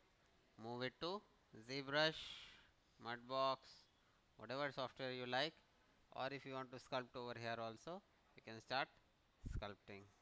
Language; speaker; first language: English; non-native, local second language; Hindi